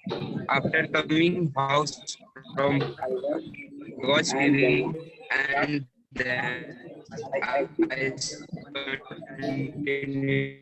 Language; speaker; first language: English; non-native, learner; Hindi